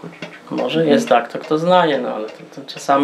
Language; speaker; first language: Polish; non-native, local second language; Rusyn